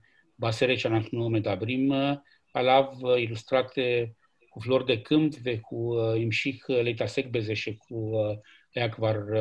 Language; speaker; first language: Hebrew; non-native, fluent; Romanian